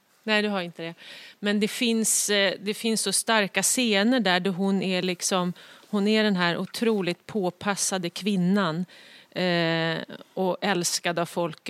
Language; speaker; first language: Swedish; native; Swedish